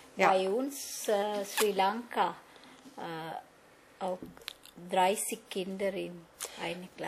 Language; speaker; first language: German; non-native, learner; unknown